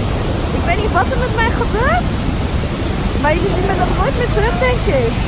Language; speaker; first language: Dutch; early bilingual, other home language; Persian